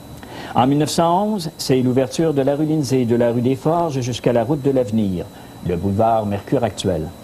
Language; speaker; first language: French; native; French